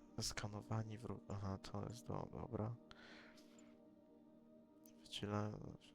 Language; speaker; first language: Polish; native; Polish